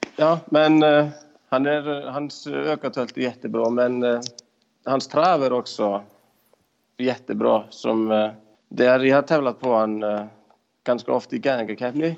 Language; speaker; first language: Swedish; non-native, fluent; Icelandic